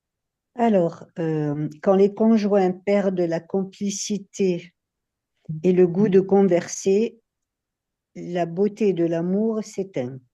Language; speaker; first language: French; native; French